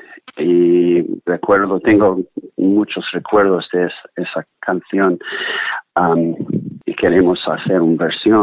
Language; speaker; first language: Spanish; non-native, learner; English